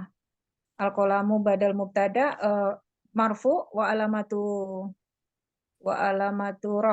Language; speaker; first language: Arabic; non-native, learner; Indonesian